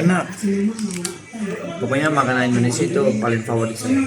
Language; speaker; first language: Indonesian; non-native, fluent; Spanish